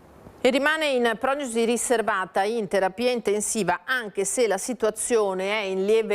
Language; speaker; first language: Italian; native; Italian